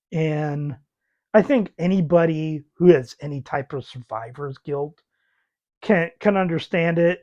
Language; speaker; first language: English; native; English